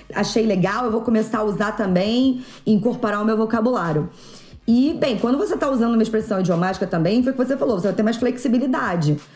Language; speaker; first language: Portuguese; native; Portuguese